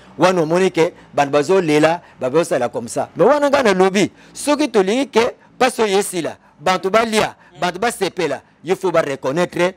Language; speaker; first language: Lingala; non-native, local second language; Kongo